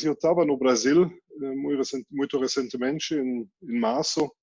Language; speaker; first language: Portuguese; non-native, fluent; German